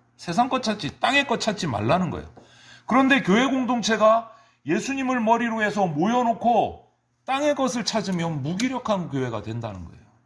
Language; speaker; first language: Korean; native; Korean